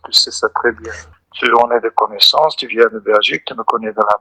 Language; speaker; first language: French; non-native, local second language; Dutch